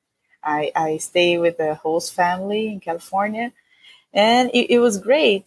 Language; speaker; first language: English; non-native, fluent; Portuguese